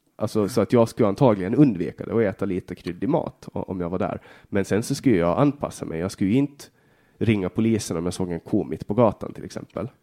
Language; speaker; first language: Swedish; native; Swedish